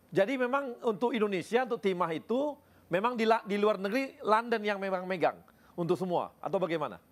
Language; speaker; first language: Indonesian; native; Indonesian